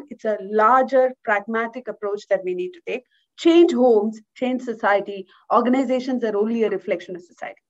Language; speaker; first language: English; non-native, local second language; Malayalam